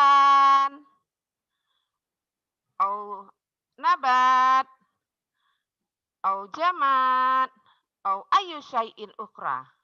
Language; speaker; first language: Arabic; non-native, fluent; Indonesian